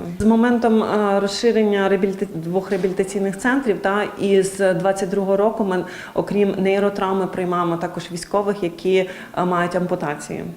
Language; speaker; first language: Ukrainian; native; Ukrainian